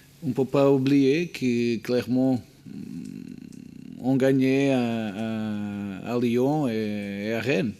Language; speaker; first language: French; non-native, learner; Portuguese